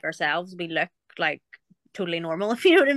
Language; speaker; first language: English; native; English